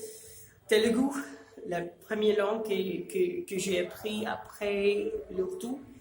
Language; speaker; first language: French; non-native, fluent; Urdu